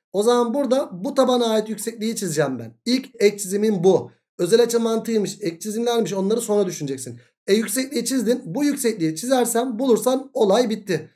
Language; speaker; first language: Turkish; native; Turkish